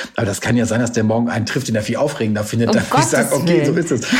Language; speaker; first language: German; native; German